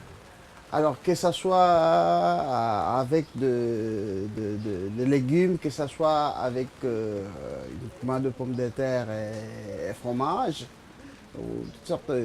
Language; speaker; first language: French; non-native, fluent; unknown